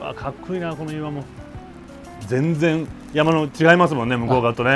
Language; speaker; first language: Japanese; native; Japanese